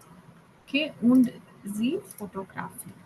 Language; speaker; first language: German; non-native, fluent; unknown